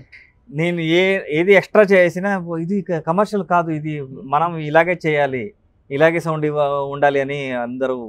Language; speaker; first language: Telugu; non-native, local second language; Kannada